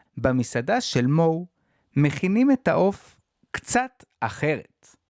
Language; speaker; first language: Hebrew; native; Hebrew